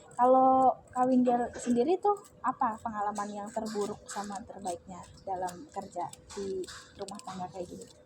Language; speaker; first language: Indonesian; native; Indonesian